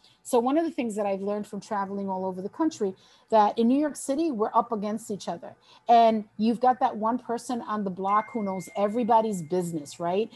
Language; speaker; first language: English; early bilingual, other home language; Spanish